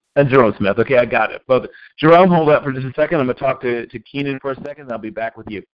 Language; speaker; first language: English; native; English